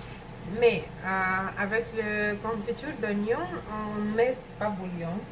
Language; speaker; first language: French; non-native, learner; Russian